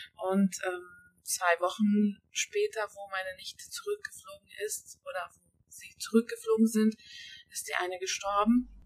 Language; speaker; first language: German; early bilingual, other home language; Hungarian